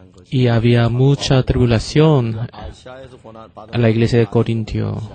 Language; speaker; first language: Spanish; non-native, fluent; Korean